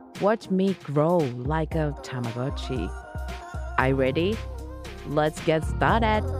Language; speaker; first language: English; non-native, learner; Japanese